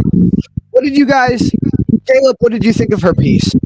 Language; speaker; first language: English; native; English